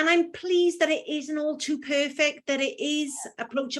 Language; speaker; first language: English; native; English